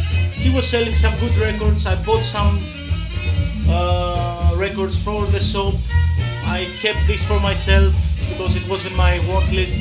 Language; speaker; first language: English; non-native, fluent; Greek